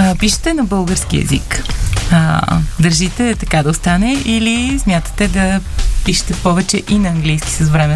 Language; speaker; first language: Bulgarian; native; Bulgarian